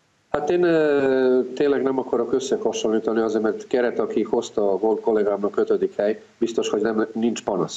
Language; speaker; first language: Hungarian; non-native, fluent; Serbian